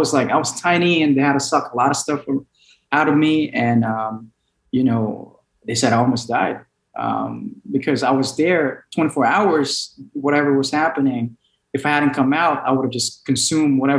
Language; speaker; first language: English; non-native, local second language; Filipino